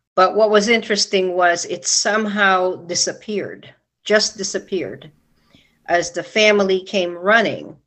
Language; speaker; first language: English; non-native, local second language; Filipino